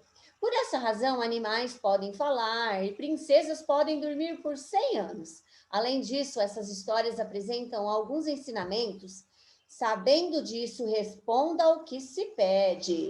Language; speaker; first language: Portuguese; native; Portuguese